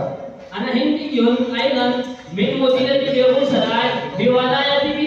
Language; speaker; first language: Arabic; non-native, learner; Urdu